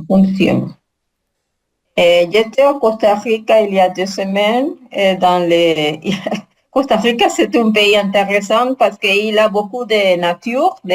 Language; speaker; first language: French; non-native, learner; Spanish